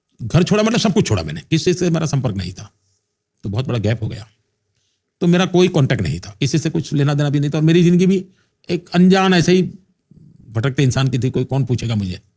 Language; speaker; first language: Hindi; non-native, local second language; Gujarati